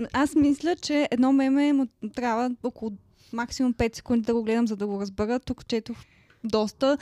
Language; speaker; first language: Bulgarian; native; Bulgarian